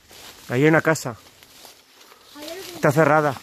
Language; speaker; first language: Spanish; native; Spanish